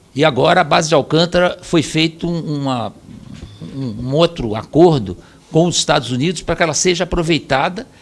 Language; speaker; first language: Portuguese; native; Portuguese